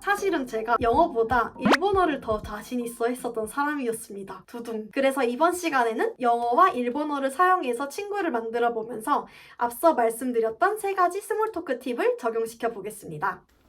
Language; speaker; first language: Korean; native; Korean